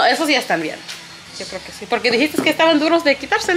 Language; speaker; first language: Spanish; early bilingual, heritage; Spanish